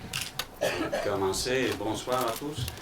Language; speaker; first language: French; non-native, fluent; Danish